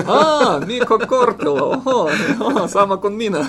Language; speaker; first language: Finnish; non-native, learner; Russian